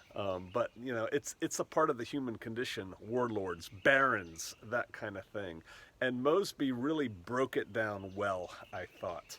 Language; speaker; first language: English; native; English